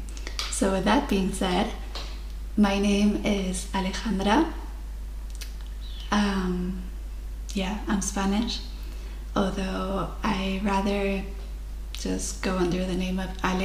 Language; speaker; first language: English; non-native, fluent; Spanish